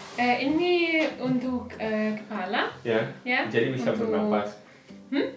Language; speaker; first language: Indonesian; non-native, learner; German